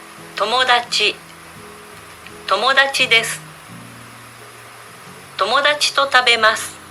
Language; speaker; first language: Japanese; non-native, learner; Indonesian